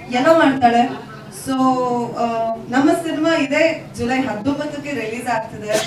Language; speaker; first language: Kannada; non-native, learner; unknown